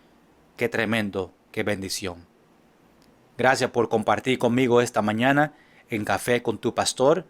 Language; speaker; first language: Spanish; non-native, fluent; English